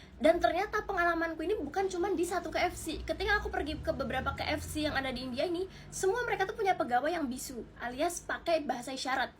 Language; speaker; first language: Indonesian; native; Indonesian